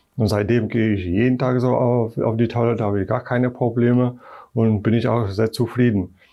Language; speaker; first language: German; non-native, fluent; Polish